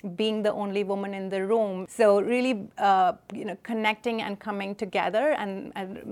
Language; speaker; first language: English; non-native, local second language; Hindi